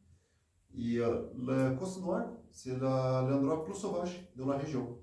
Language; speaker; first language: French; non-native, fluent; Portuguese